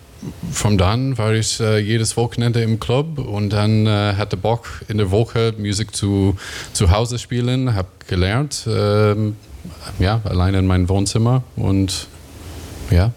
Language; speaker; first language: German; non-native, learner; English